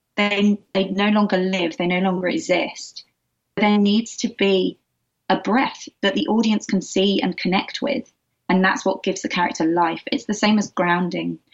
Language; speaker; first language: English; native; English